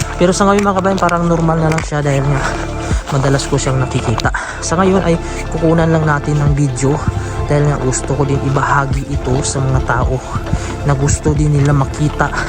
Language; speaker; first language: Filipino; native; Filipino